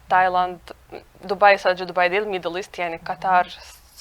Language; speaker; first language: Turkish; non-native, fluent; Russian